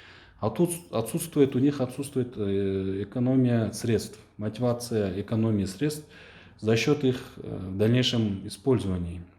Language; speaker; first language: Russian; non-native, local second language; Kyrgyz